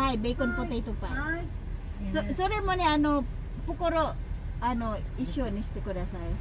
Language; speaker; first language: Japanese; non-native, learner; Filipino